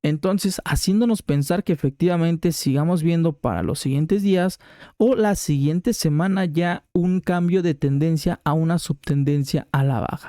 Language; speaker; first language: Spanish; native; Spanish